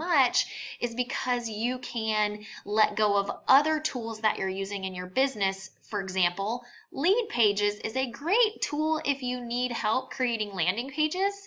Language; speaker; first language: English; native; English